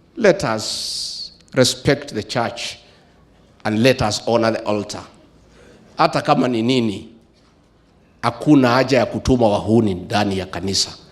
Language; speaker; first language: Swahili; non-native, local second language; Kikuyu